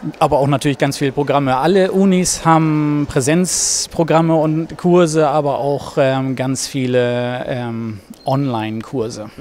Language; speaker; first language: German; native; German